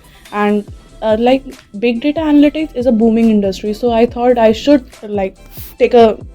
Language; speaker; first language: English; non-native, local second language; Hindi